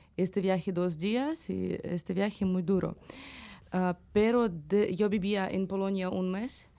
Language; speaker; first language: Spanish; non-native, learner; Ukrainian